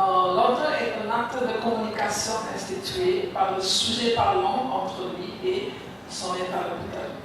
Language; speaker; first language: French; non-native, fluent; Indonesian